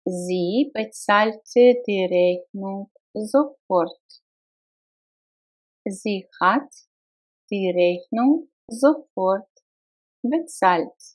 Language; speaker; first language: German; non-native, fluent; Russian